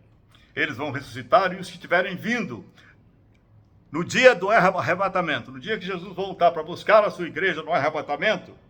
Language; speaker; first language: Portuguese; native; Portuguese